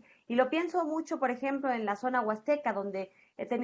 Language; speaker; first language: Spanish; native; Spanish